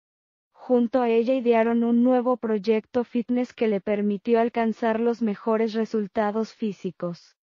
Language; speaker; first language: Spanish; native; Spanish